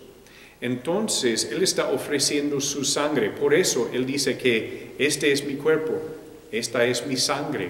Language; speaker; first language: Spanish; non-native, fluent; English